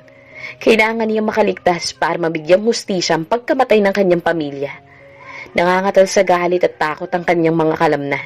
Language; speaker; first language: Filipino; native; Filipino